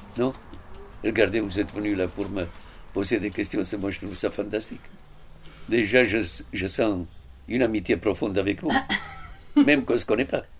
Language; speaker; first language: French; non-native, fluent; Italian